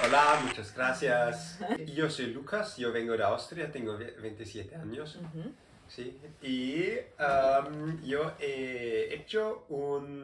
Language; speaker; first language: Spanish; non-native, learner; German